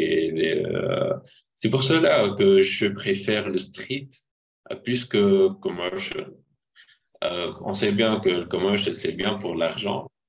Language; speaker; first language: French; non-native, fluent; Arabic